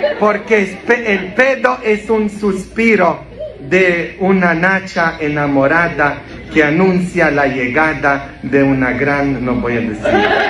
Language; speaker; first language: Spanish; non-native, fluent; Polish